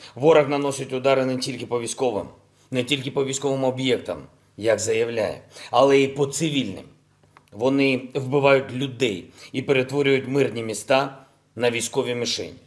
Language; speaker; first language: Ukrainian; non-native, local second language; Russian